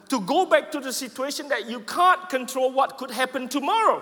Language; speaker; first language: English; non-native, fluent; Indonesian